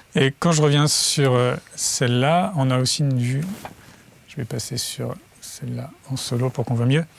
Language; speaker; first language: French; native; French